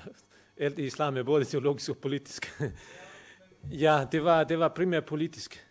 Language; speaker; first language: Danish; non-native, fluent; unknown